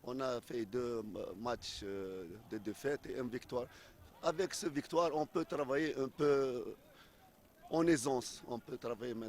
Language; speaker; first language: French; non-native, fluent; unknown